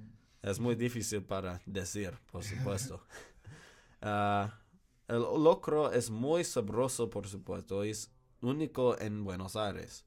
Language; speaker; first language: Spanish; non-native, learner; English